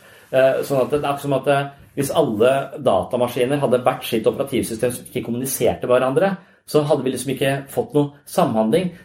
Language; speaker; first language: Norwegian; native; Norwegian